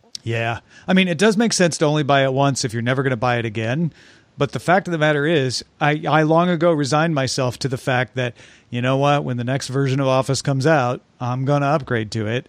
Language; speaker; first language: English; native; English